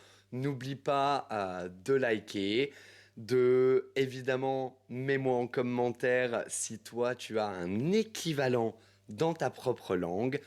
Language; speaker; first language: French; native; French